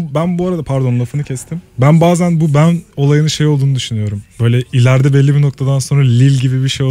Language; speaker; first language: Turkish; native; Turkish